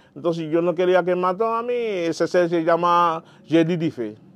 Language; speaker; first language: Spanish; non-native, learner; Haitian Creole